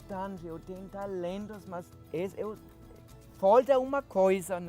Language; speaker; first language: Portuguese; non-native, learner; German